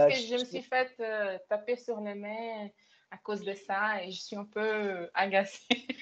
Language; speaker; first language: French; non-native, fluent; Portuguese